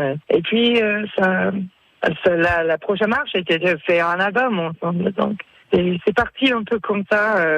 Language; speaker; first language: French; non-native, fluent; English